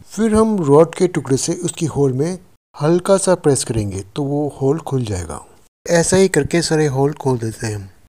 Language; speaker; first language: Hindi; non-native, local second language; Nepali